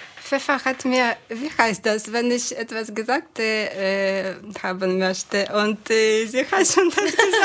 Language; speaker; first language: German; non-native, fluent; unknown